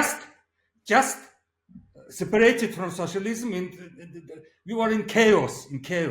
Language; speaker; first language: English; non-native, learner; Mongolian